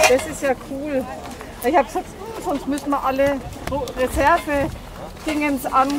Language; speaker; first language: German; native; German